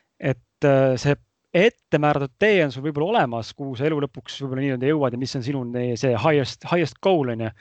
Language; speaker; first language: Estonian; native; Estonian